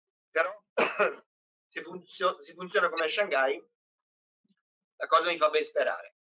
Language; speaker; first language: Italian; native; Italian